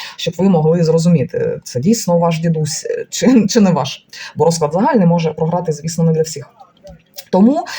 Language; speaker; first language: Ukrainian; non-native, local second language; Russian